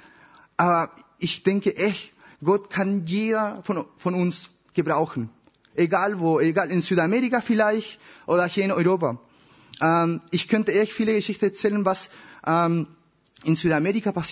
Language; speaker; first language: German; non-native, learner; Spanish